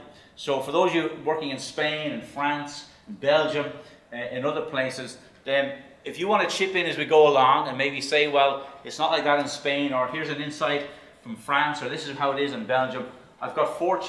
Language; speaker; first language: English; native; English